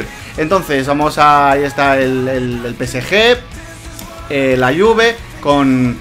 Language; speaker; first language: Spanish; native; Spanish